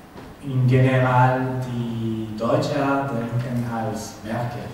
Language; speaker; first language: German; non-native, learner; Spanish